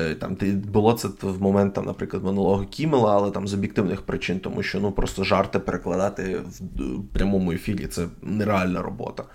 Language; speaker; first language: Ukrainian; non-native, local second language; Russian